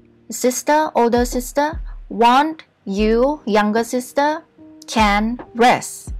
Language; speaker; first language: English; non-native, fluent; Thai